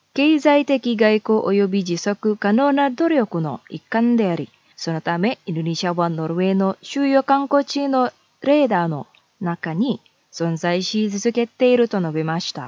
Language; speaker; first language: Japanese; non-native, fluent; Indonesian